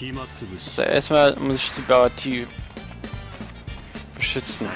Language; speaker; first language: German; native; German